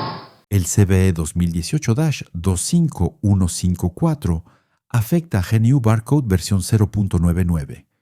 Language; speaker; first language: Spanish; non-native, fluent; French